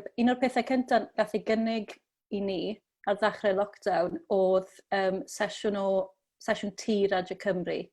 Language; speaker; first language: Welsh; native; Welsh